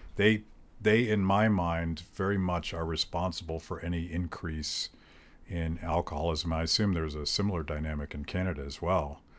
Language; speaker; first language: English; native; English